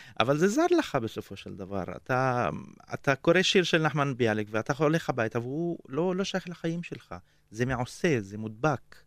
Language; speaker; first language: Hebrew; non-native, local second language; Arabic